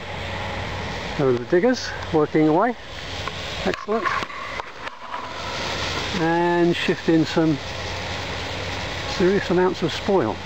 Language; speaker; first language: English; native; English